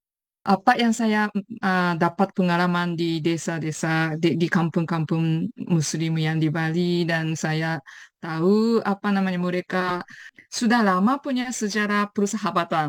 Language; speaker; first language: Indonesian; non-native, fluent; Japanese